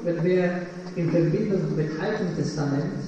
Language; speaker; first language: German; non-native, fluent; Polish